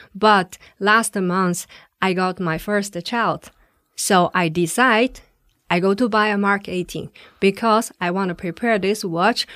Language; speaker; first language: English; non-native, fluent; Chinese